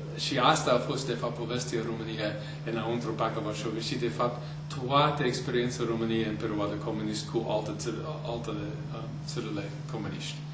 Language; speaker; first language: Romanian; non-native, fluent; English